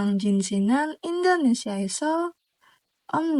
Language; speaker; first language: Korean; non-native, learner; Indonesian